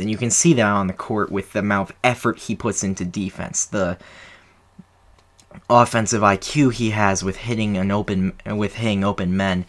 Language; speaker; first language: English; native; English